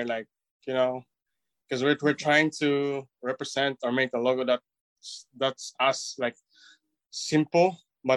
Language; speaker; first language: English; non-native, local second language; Cebuano